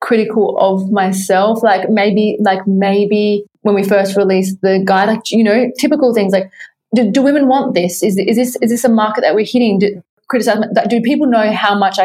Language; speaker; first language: English; native; English